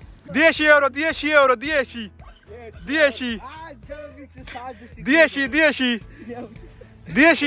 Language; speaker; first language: Italian; non-native, learner; Bangla